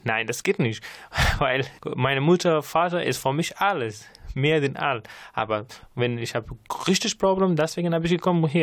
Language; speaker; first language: German; non-native, learner; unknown